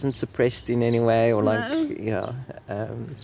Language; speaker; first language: English; non-native, local second language; Afrikaans